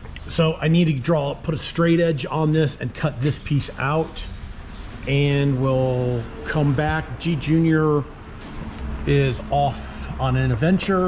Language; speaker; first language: English; native; English